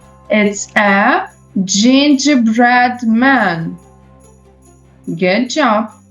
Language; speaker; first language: English; non-native, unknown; Ukrainian